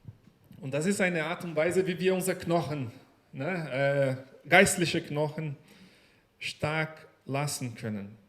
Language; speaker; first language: German; non-native, learner; Portuguese